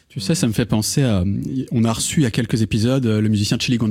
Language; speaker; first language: French; native; French